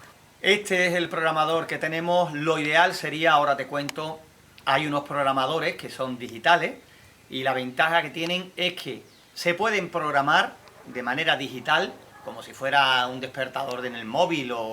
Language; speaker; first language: Spanish; native; Spanish